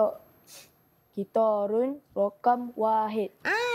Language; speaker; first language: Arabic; non-native, fluent; Malay